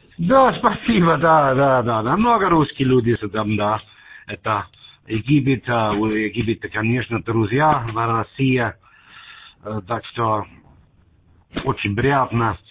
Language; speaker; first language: Russian; non-native, learner; German